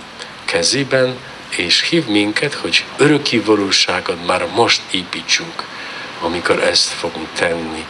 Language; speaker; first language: Hungarian; non-native, learner; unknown